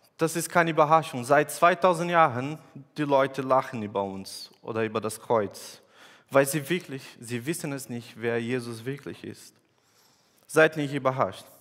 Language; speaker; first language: German; non-native, fluent; Portuguese